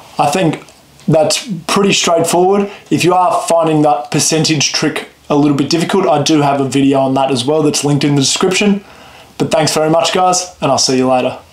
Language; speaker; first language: English; native; English